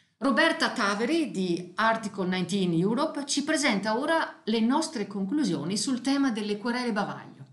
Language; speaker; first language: Italian; native; Italian